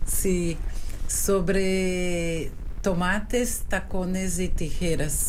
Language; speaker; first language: Spanish; non-native, learner; Portuguese